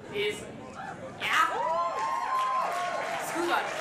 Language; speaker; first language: Danish; native; Danish